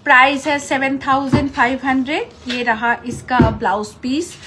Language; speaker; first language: Hindi; non-native, local second language; Bangla